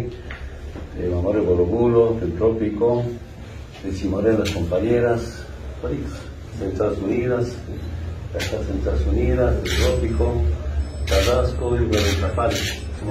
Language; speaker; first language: Spanish; non-native, local second language; Aymara